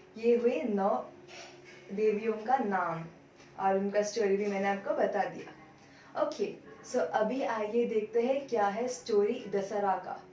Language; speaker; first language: Hindi; non-native, local second language; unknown